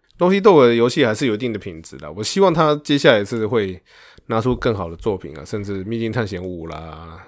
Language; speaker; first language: Chinese; native; Chinese